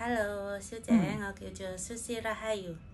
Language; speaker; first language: Cantonese; non-native, fluent; Indonesian